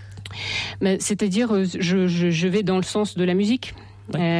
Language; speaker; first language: French; non-native, fluent; Russian